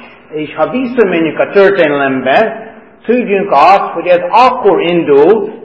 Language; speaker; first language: Hungarian; non-native, fluent; English